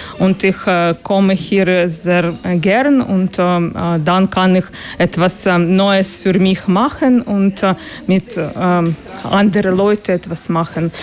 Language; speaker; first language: German; non-native, learner; Ukrainian